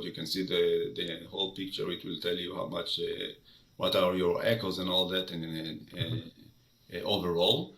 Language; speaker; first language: English; non-native, fluent; Hebrew